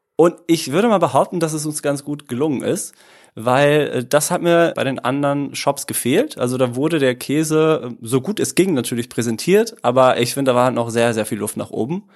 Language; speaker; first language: German; early bilingual, other home language; Italian